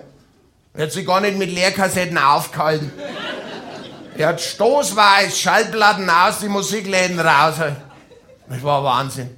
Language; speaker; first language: German; native; German